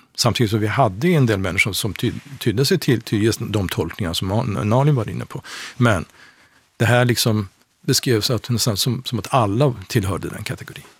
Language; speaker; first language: Swedish; non-native, fluent; Persian